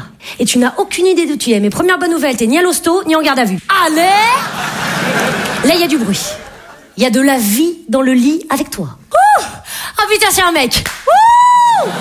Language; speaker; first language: French; native; French